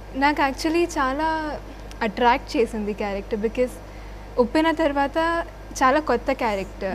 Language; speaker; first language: Telugu; non-native, learner; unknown